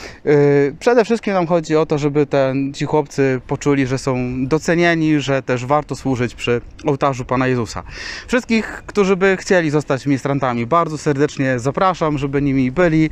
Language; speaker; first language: Polish; native; Polish